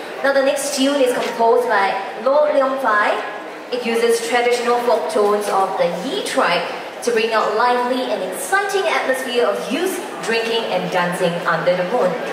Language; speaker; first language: English; non-native, local second language; Chinese